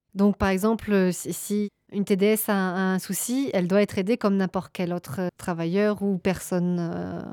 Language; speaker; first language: French; native; French